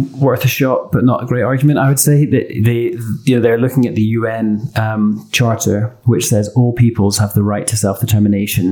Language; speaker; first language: English; native; English